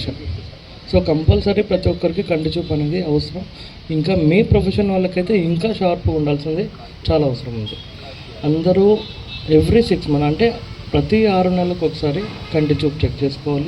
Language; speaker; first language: Telugu; native; Telugu